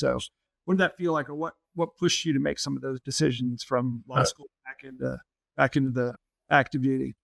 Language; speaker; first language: English; native; English